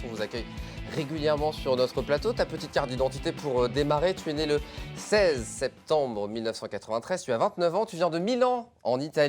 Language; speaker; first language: French; native; French